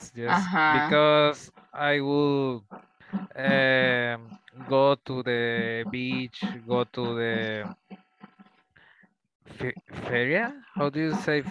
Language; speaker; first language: English; non-native, learner; Spanish